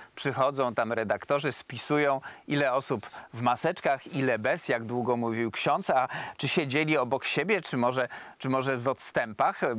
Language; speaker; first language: Polish; native; Polish